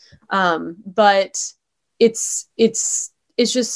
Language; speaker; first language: English; native; English